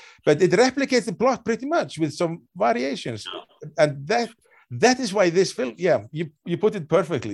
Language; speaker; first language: English; non-native, fluent; Icelandic